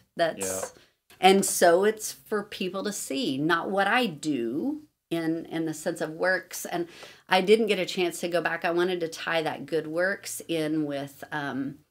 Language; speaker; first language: English; native; English